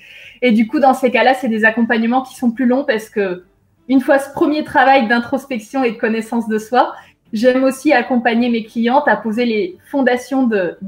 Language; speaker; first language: French; native; French